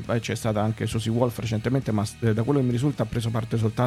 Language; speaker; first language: Italian; native; Italian